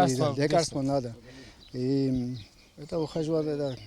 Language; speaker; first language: Russian; non-native, local second language; Mingrelian